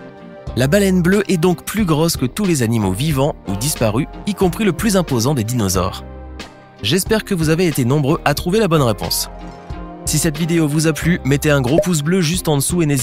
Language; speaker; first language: French; native; French